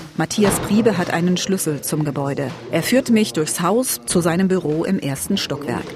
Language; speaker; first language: German; native; German